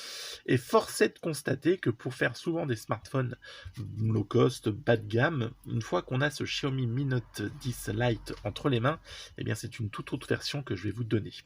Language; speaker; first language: French; native; French